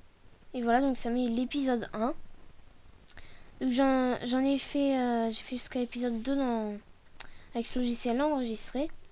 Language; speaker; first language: French; native; French